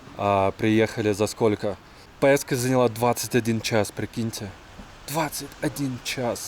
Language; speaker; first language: Russian; native; Russian